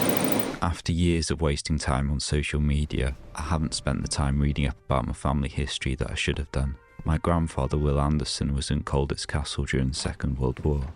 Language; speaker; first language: English; native; English